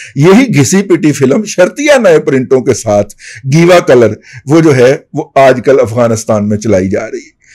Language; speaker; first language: Urdu; native; Urdu